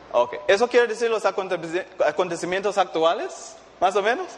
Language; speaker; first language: Spanish; non-native, fluent; English